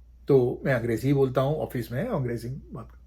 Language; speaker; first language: Hindi; non-native, local second language; Malayalam